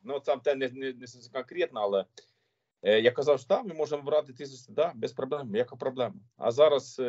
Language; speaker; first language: Ukrainian; non-native, learner; Swedish